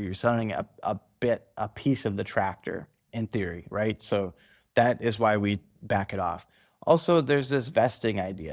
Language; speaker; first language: English; native; English